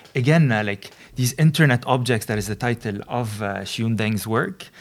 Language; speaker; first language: English; non-native, fluent; Arabic